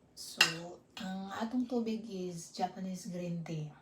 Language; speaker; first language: Filipino; non-native, local second language; Cebuano